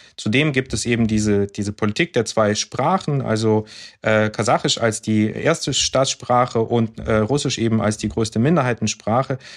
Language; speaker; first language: German; early bilingual, other home language; Russian